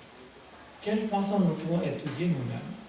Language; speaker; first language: French; non-native, fluent; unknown